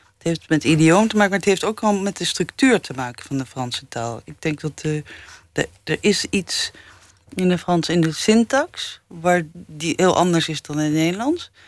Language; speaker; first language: Dutch; early bilingual, other home language; English